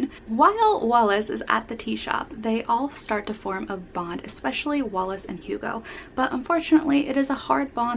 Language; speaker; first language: English; native; English